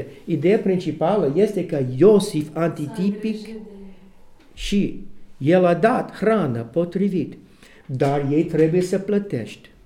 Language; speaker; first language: Romanian; non-native, learner; English